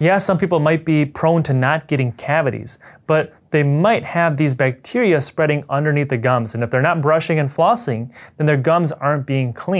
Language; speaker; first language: English; native; English